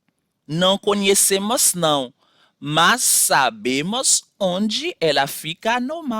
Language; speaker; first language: Portuguese; non-native, fluent; Haitian Creole